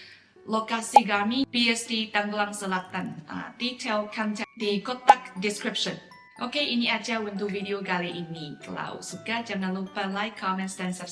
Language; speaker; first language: Indonesian; non-native, fluent; Chinese